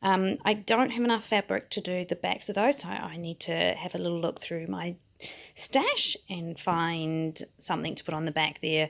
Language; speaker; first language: English; native; English